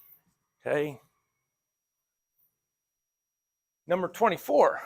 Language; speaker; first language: English; native; English